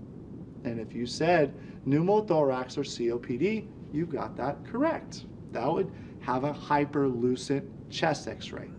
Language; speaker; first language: English; native; English